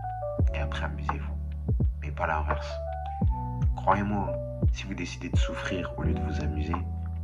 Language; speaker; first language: French; native; French